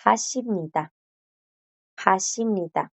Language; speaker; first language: Korean; non-native, fluent; Spanish